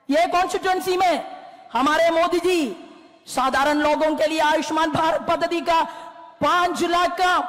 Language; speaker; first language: Hindi; non-native, local second language; Malayalam